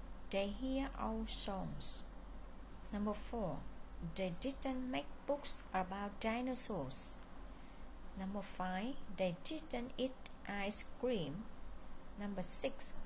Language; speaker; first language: English; non-native, fluent; Vietnamese